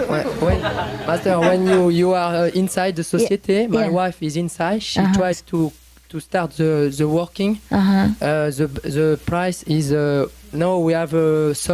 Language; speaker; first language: English; non-native, learner; French